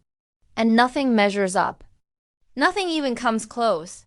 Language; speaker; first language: English; native; English